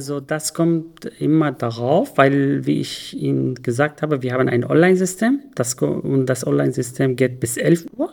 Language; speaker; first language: German; non-native, learner; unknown